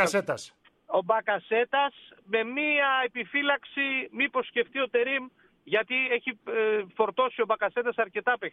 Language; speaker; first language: Greek; native; Greek